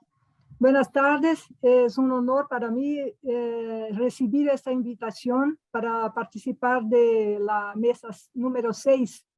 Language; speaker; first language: Spanish; non-native, fluent; Portuguese